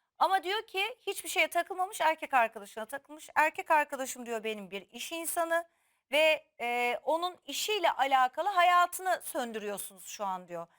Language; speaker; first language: Turkish; native; Turkish